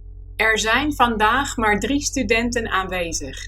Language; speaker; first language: Dutch; non-native, learner; Spanish